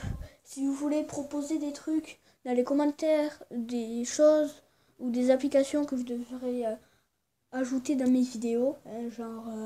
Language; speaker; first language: French; native; French